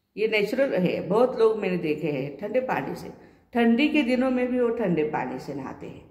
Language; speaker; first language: Hindi; non-native, local second language; Marathi